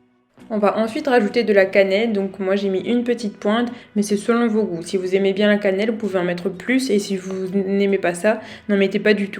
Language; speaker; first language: French; native; French